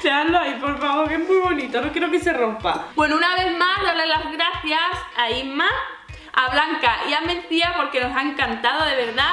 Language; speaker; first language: Spanish; native; Spanish